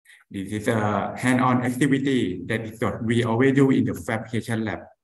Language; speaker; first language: English; non-native, fluent; Thai